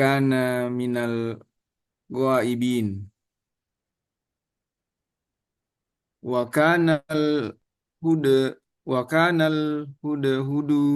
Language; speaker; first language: Arabic; non-native, learner; Indonesian